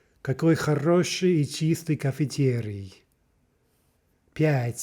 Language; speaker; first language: Russian; non-native, fluent; English